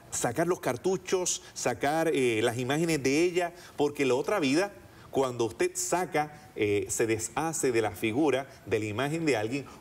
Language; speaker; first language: Spanish; native; Spanish